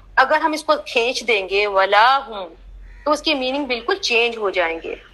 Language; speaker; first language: Urdu; native; Urdu